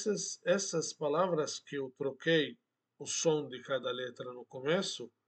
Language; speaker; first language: Portuguese; non-native, fluent; Arabic